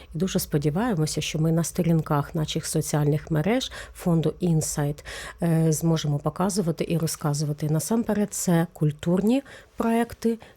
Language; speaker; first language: Ukrainian; native; Ukrainian